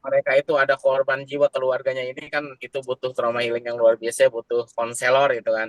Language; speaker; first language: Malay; non-native, local second language; Sundanese